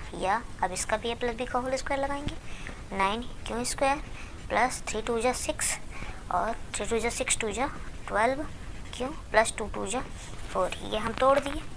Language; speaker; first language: Hindi; native; Hindi